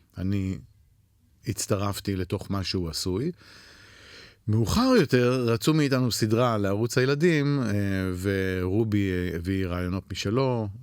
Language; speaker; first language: Hebrew; early bilingual, other home language; Spanish